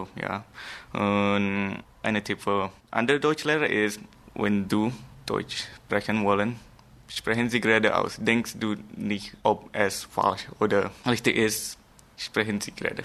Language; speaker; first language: German; non-native, learner; Indonesian